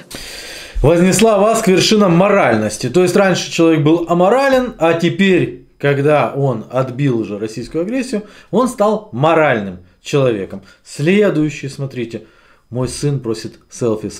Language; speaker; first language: Russian; native; Russian